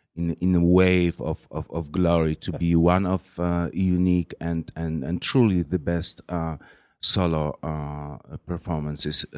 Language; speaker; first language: English; non-native, fluent; Polish